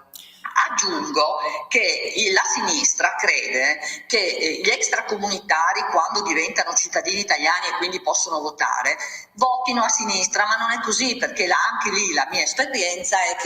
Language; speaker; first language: Italian; native; Italian